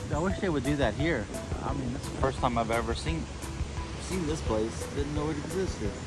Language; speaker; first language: English; native; English